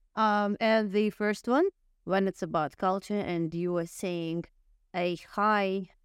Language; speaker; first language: English; non-native, fluent; Ukrainian